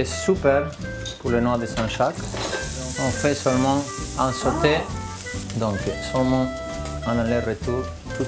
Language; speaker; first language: French; non-native, fluent; Spanish